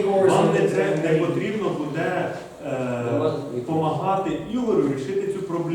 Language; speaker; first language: Ukrainian; native; Ukrainian